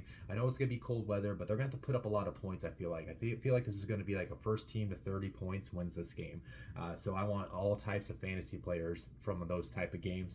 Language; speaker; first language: English; native; English